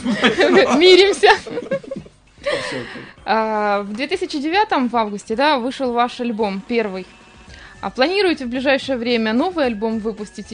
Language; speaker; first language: Russian; native; Russian